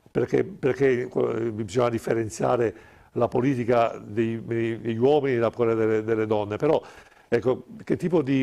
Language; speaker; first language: Italian; native; Italian